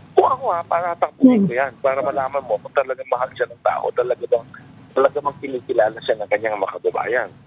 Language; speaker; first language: Filipino; native; Filipino